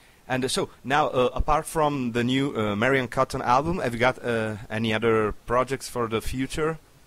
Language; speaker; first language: English; non-native, learner; Italian